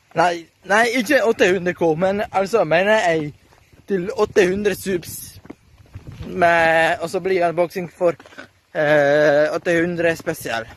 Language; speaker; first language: Swedish; non-native, learner; Norwegian